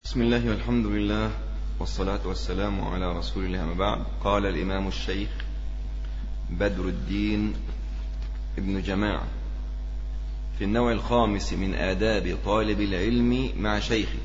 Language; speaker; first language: Arabic; native; Arabic